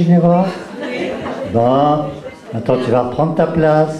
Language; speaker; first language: French; native; French